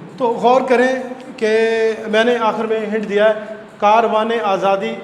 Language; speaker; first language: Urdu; non-native, local second language; Punjabi